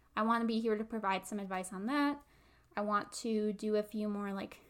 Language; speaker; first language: English; native; English